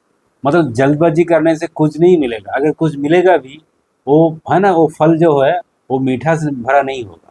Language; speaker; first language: Hindi; non-native, local second language; Bangla